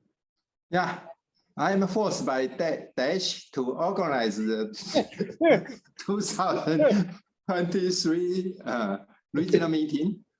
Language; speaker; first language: English; non-native, fluent; Chinese